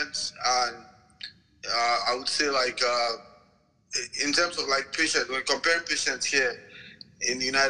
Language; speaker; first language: English; non-native, local second language; Igbo